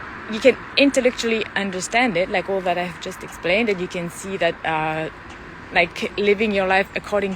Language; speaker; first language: English; non-native, fluent; French